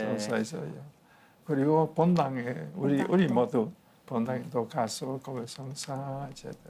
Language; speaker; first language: Korean; non-native, learner; Spanish